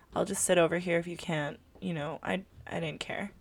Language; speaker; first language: English; early bilingual, other home language; Filipino